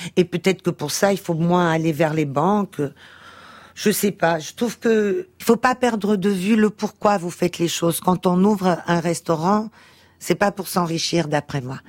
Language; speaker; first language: French; early bilingual, other home language; Portuguese